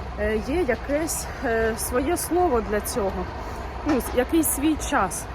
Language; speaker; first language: Ukrainian; native; Ukrainian